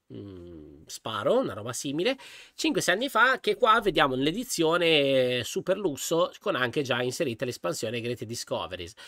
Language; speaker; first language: Italian; native; Italian